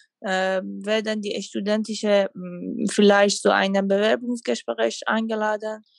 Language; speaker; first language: German; non-native, fluent; Persian